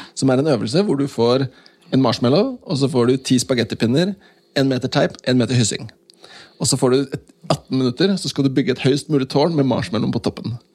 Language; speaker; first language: Norwegian; native; Norwegian